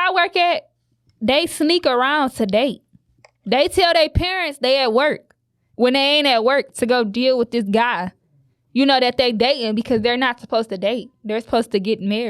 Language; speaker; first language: English; native; English